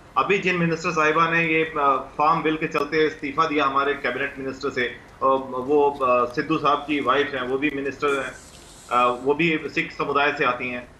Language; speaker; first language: Hindi; native; Hindi